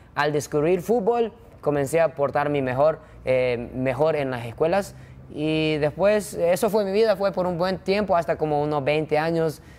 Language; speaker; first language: Spanish; non-native, fluent; Japanese